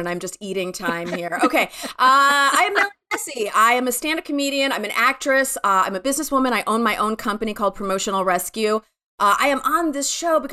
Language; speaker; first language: English; native; English